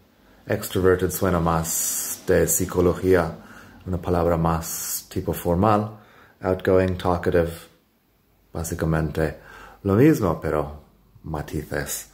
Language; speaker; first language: Spanish; non-native, fluent; English